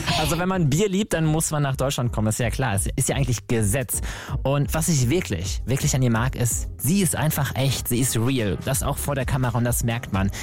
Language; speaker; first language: German; native; German